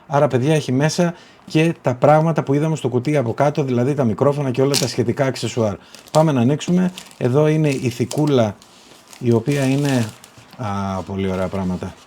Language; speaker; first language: Greek; native; Greek